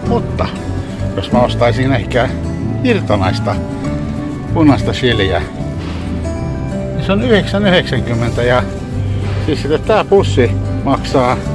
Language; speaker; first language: Finnish; non-native, local second language; Swedish